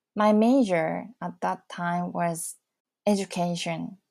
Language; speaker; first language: English; non-native, fluent; Japanese